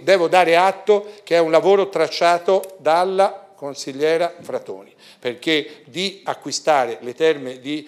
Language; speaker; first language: Italian; native; Italian